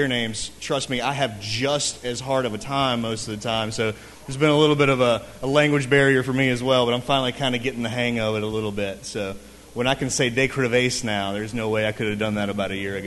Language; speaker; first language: English; native; English